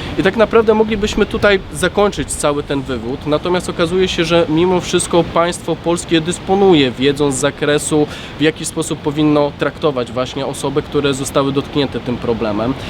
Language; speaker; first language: Polish; native; Polish